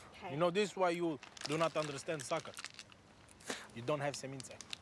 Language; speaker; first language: English; non-native, learner; Romanian